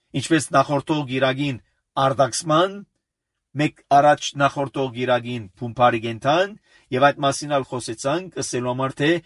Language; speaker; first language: Armenian; early bilingual, heritage; Armenian